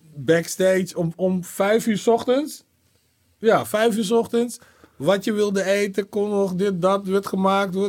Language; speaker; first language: Dutch; native; Dutch